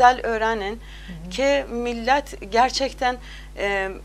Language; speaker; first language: Turkish; non-native, learner; Azerbaijani